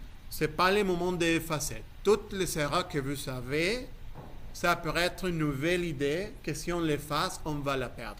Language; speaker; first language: French; non-native, fluent; Spanish